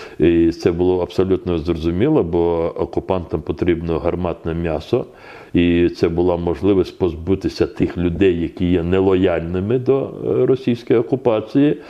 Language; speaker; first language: Ukrainian; non-native, local second language; Crimean Tatar